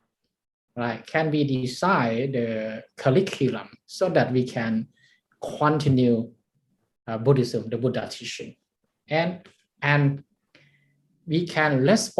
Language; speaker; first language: English; non-native, learner; Thai